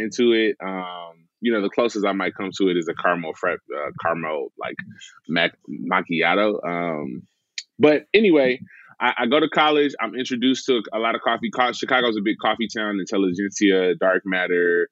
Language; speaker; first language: English; native; English